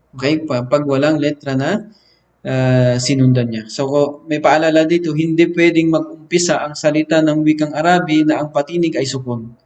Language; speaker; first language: Filipino; non-native, local second language; Maranao